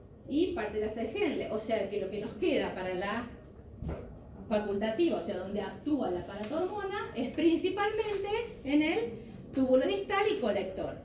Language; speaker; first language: Spanish; native; Spanish